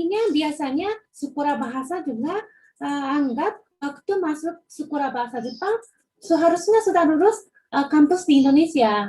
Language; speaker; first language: Indonesian; non-native, fluent; Japanese